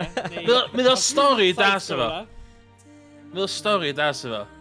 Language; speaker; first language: Welsh; native; Welsh